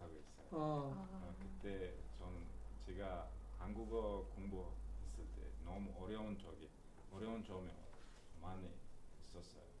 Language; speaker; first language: Korean; non-native, learner; Uzbek